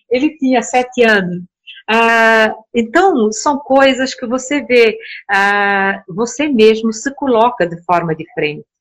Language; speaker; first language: Portuguese; non-native, local second language; Kabuverdianu